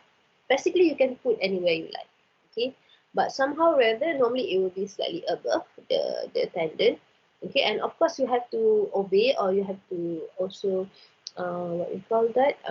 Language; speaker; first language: English; non-native, local second language; Malay